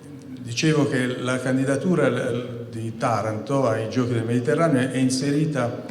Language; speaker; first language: Italian; native; Italian